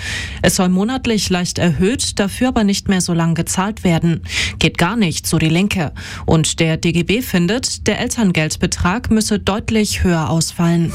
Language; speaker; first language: German; native; German